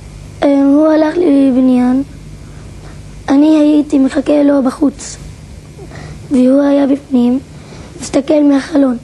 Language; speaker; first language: Hebrew; non-native, local second language; Arabic